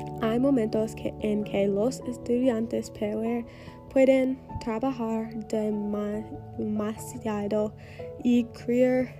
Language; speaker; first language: Spanish; non-native, learner; English